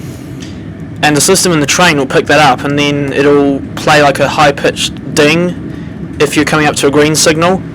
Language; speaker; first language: English; native; English